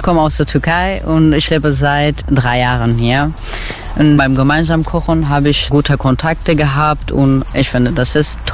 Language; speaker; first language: German; non-native, learner; Turkish